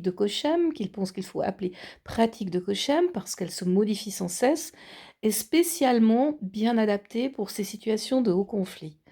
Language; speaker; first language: French; native; French